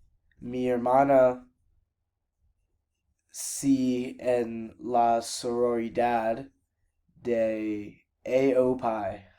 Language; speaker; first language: Spanish; non-native, learner; English